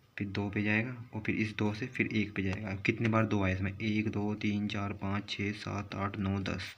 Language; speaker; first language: Hindi; native; Hindi